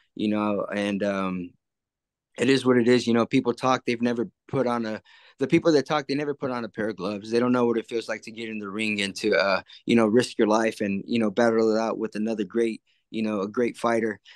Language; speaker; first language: English; early bilingual, other home language; Spanish